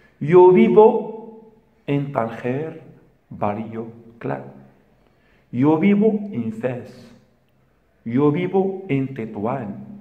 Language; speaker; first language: Spanish; non-native, fluent; Arabic